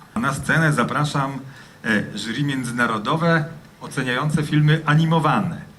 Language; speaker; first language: Polish; native; Polish